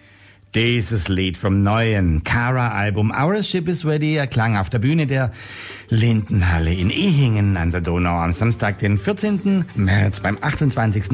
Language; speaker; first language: German; native; German